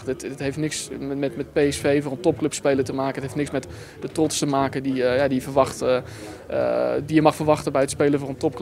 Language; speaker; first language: Dutch; native; Dutch